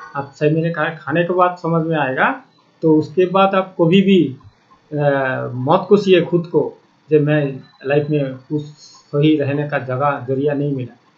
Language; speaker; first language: Hindi; non-native, local second language; Bangla